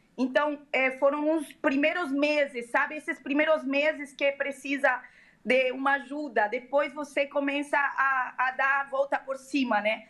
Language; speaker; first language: Portuguese; non-native, fluent; Arabic